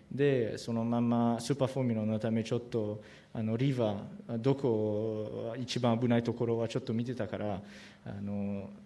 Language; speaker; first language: Japanese; non-native, learner; French